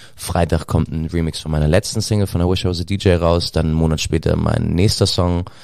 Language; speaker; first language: German; native; German